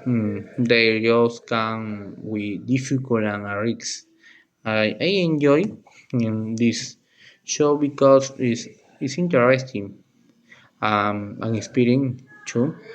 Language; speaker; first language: English; non-native, learner; Spanish